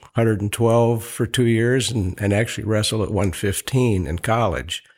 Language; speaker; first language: English; native; English